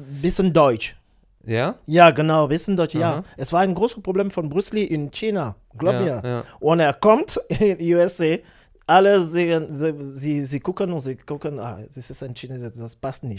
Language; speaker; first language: German; non-native, learner; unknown